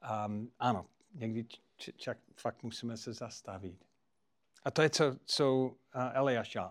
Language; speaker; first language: Czech; non-native, fluent; English